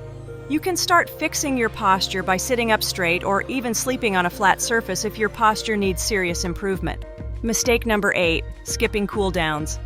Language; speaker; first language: English; non-native, fluent; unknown